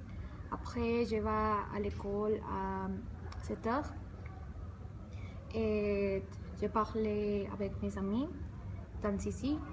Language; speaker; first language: French; non-native, learner; Spanish